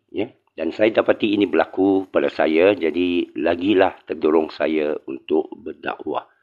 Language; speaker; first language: Malay; non-native, local second language; Chinese